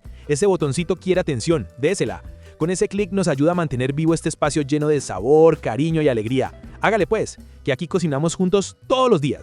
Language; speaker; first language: Spanish; native; Spanish